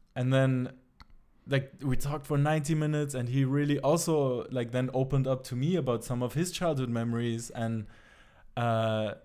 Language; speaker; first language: English; non-native, fluent; German